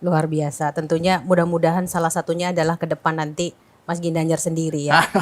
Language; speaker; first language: Indonesian; native; Indonesian